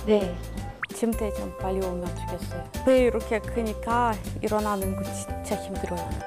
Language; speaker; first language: Korean; non-native, learner; Russian